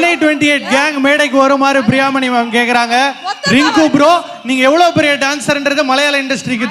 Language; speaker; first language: Tamil; native; Tamil